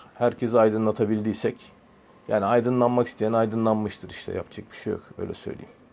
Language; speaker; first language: Turkish; early bilingual, heritage; Turkish